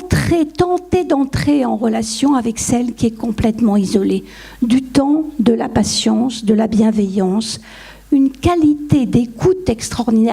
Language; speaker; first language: French; native; French